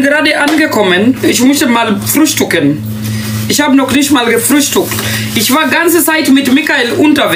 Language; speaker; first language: German; non-native, fluent; Swahili